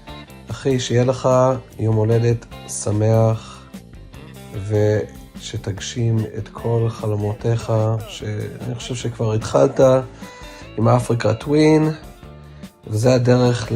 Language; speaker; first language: Hebrew; native; Hebrew